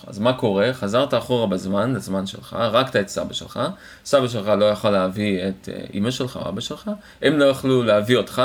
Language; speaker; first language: Hebrew; native; Hebrew